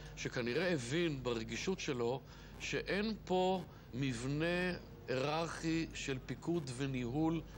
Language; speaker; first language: Hebrew; native; Hebrew